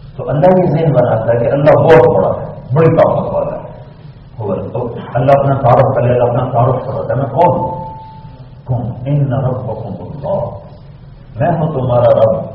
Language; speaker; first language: Urdu; non-native, local second language; Punjabi